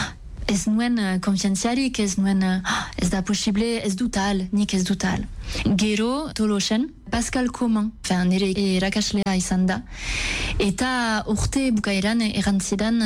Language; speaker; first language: Basque; non-native, local second language; French